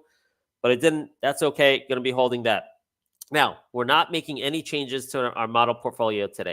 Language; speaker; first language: English; native; English